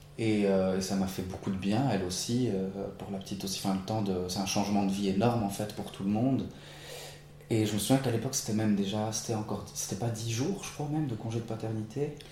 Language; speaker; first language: French; native; French